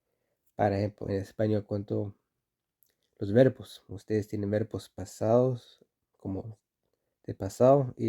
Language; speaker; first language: Spanish; non-native, fluent; Icelandic